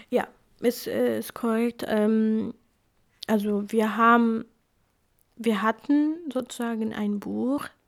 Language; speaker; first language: German; early bilingual, other home language; Kurdish